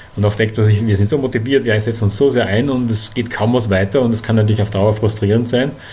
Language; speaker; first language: German; native; German